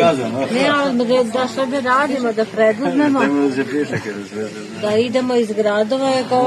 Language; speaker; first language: Bosnian; native; Bosnian